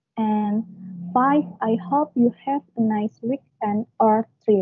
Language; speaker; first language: English; non-native, learner; Indonesian